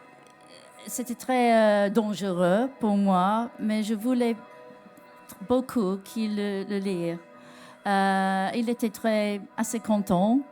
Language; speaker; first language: French; non-native, learner; English